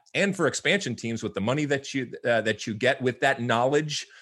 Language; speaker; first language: English; native; English